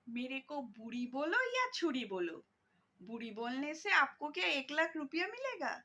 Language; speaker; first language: Hindi; non-native, local second language; Bangla